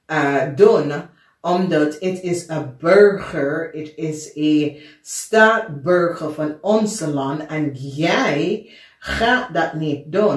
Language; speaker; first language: Dutch; non-native, fluent; English